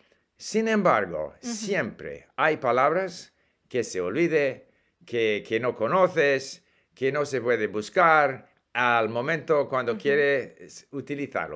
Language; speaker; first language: Spanish; non-native, fluent; English